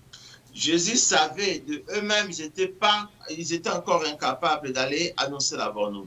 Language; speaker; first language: French; non-native, local second language; Lingala